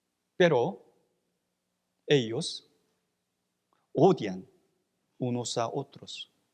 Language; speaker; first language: Spanish; non-native, fluent; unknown